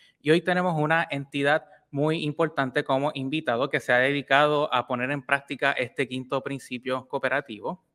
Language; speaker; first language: Spanish; native; Spanish